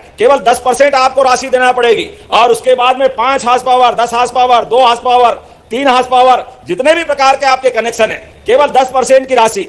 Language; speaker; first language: Hindi; native; Hindi